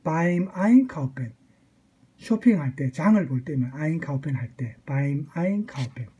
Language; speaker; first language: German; non-native, fluent; Korean